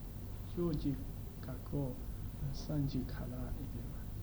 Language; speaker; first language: Japanese; non-native, learner; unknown